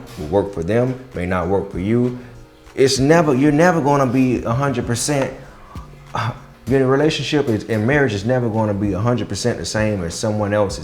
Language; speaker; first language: English; native; English